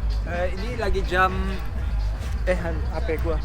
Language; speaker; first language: Indonesian; early bilingual, heritage; Indonesian